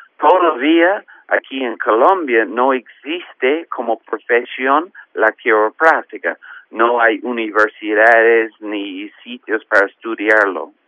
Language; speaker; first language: Spanish; non-native, fluent; English